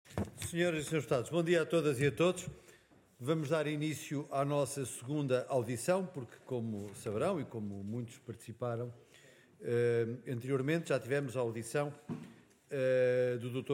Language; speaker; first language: Portuguese; native; Portuguese